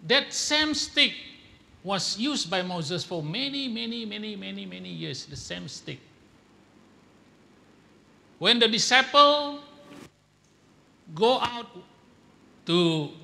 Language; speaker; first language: English; non-native, local second language; Malay